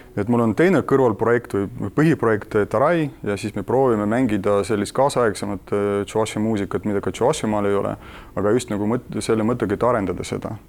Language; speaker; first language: Estonian; non-native, local second language; Russian